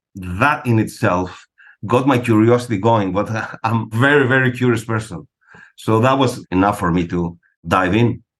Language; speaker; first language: English; non-native, fluent; Greek